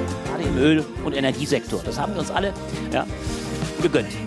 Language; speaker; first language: German; native; German